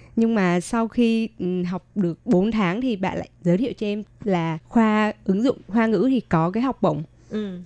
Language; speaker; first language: Vietnamese; native; Vietnamese